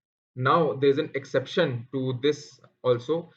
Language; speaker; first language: English; non-native, local second language; Hindi